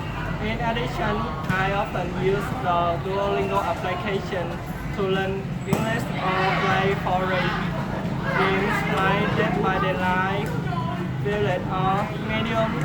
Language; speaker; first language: English; non-native, learner; Vietnamese